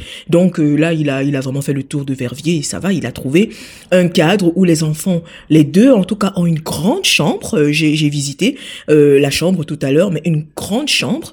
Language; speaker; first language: French; native; French